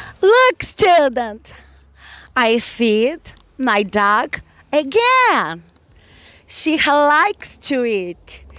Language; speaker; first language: English; non-native, learner; Portuguese